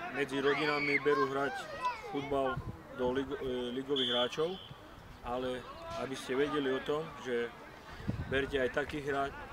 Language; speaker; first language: Slovak; non-native, local second language; Romany